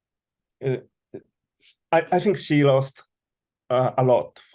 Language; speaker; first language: English; non-native, learner; Japanese